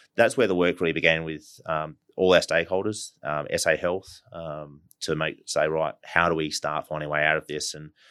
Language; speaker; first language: English; native; English